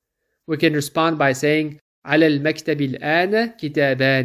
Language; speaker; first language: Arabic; non-native, fluent; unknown